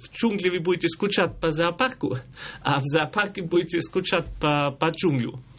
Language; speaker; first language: Russian; non-native, fluent; German